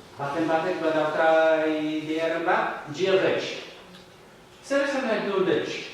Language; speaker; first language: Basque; non-native, fluent; English